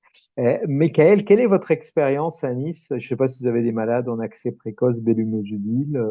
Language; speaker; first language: French; native; French